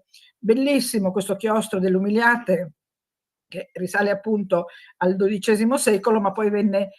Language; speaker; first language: Italian; native; Italian